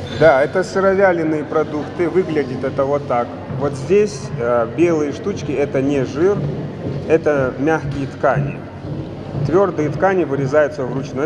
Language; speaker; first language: Russian; non-native, local second language; Adyghe